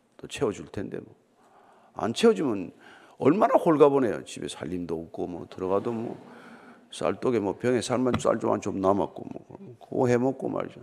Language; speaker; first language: Korean; native; Korean